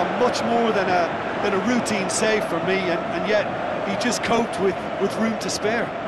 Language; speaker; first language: English; native; English